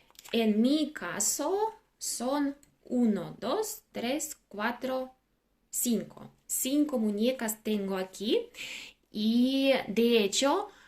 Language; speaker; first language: Spanish; non-native, fluent; Russian